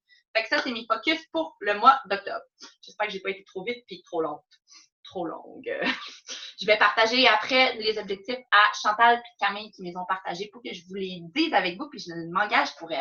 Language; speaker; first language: French; native; French